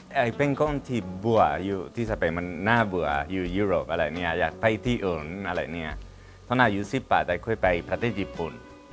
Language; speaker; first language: Thai; non-native, learner; Spanish